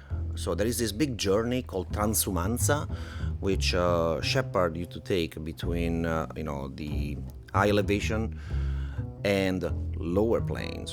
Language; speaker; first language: English; non-native, fluent; Italian